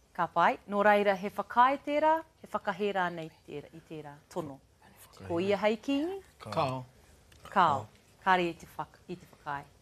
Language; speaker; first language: Māori; native; Māori